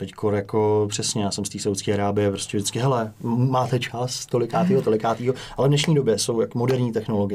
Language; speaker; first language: Czech; native; Czech